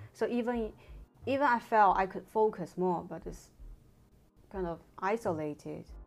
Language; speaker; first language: English; non-native, fluent; Chinese